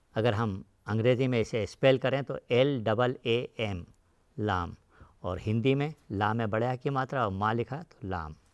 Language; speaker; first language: Hindi; native; Hindi